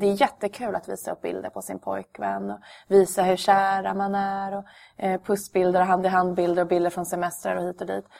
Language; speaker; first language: Swedish; native; Swedish